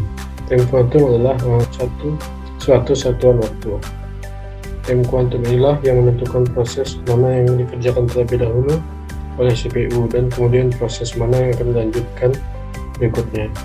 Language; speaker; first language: Indonesian; native; Indonesian